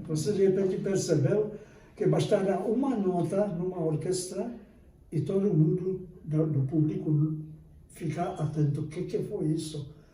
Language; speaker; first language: Portuguese; non-native, fluent; Czech